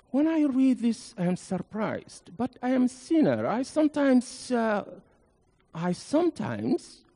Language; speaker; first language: English; non-native, fluent; Arabic